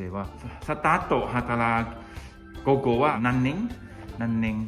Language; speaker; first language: Japanese; non-native, learner; Thai